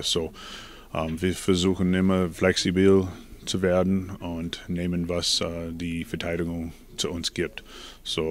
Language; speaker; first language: German; non-native, learner; English